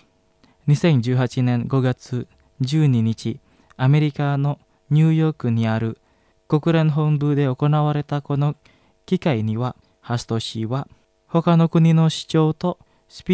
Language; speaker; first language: Japanese; non-native, fluent; Indonesian